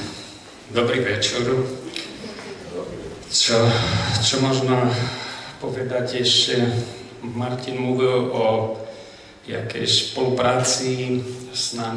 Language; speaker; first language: Polish; non-native, learner; Slovak